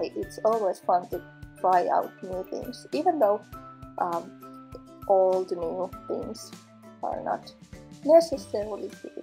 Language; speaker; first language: English; non-native, fluent; Finnish